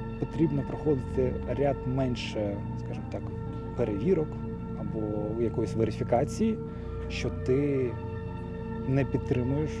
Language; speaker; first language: Ukrainian; non-native, local second language; Crimean Tatar